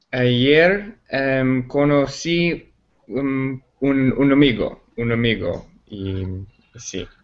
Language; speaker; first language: Spanish; non-native, learner; English